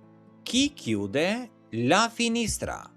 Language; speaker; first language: Italian; non-native, learner; Albanian